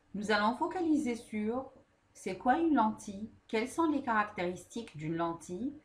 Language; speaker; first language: French; non-native, local second language; Arabic